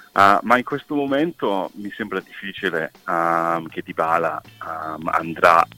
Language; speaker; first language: Italian; non-native, fluent; English